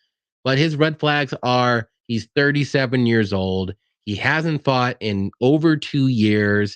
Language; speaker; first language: English; native; English